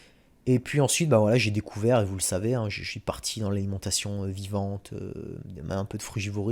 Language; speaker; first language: French; native; French